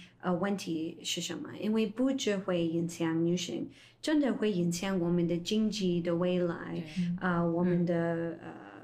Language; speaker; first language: Chinese; non-native, fluent; English